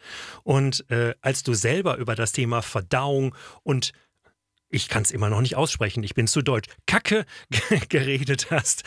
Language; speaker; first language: German; native; German